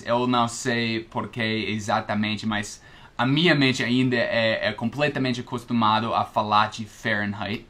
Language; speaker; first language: Portuguese; non-native, fluent; English